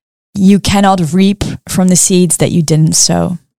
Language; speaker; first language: English; early bilingual, other home language; Dutch